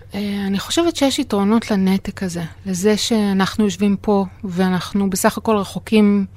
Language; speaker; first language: Hebrew; native; Hebrew